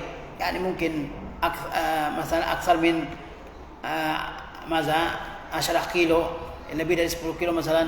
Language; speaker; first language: Arabic; non-native, fluent; Indonesian